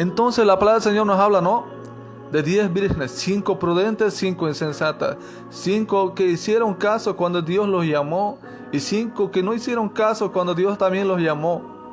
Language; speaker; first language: Spanish; native; Spanish